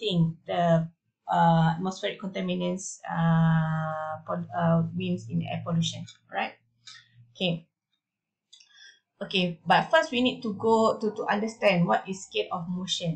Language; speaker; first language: English; non-native, local second language; Malay